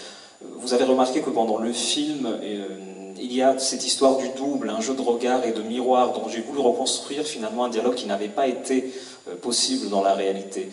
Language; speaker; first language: French; native; French